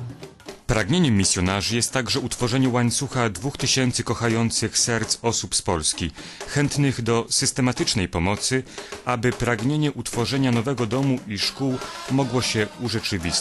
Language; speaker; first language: Polish; native; Polish